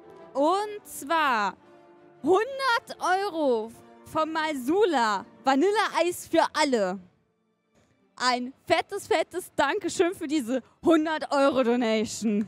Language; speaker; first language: German; native; German